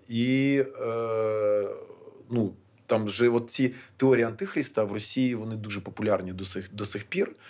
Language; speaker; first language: Ukrainian; non-native, local second language; Russian